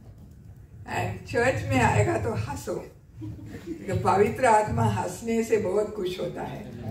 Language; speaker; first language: Hindi; non-native, local second language; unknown